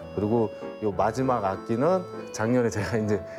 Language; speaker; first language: Korean; native; Korean